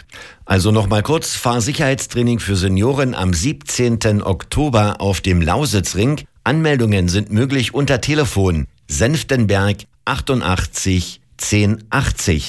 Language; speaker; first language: German; native; German